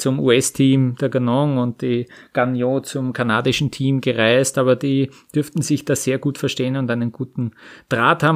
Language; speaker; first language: German; native; German